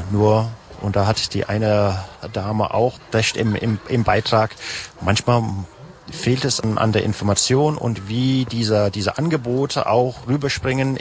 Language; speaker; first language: German; native; German